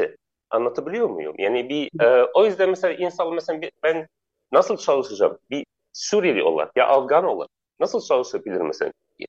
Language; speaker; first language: Turkish; non-native, learner; Arabic